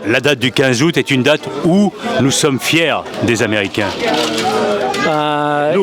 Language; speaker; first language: French; native; French